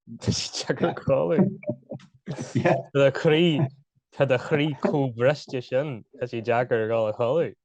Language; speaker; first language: Irish; non-native, local second language; English